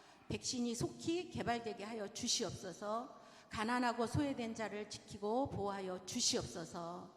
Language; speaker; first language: Korean; native; Korean